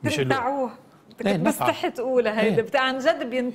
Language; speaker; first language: Arabic; native; Arabic